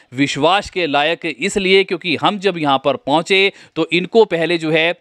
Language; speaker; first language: Hindi; native; Hindi